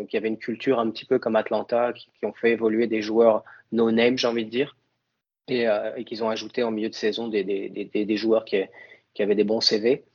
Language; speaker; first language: French; native; French